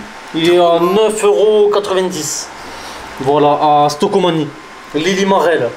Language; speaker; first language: French; native; French